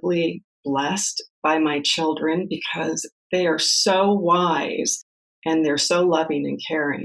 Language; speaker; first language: English; native; English